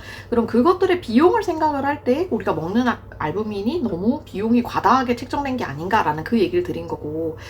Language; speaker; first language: Korean; native; Korean